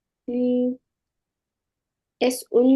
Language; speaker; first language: Spanish; non-native, learner; English